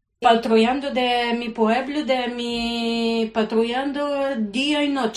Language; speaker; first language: Spanish; non-native, learner; Ukrainian